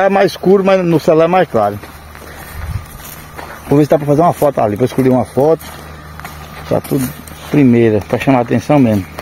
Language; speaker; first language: Portuguese; native; Portuguese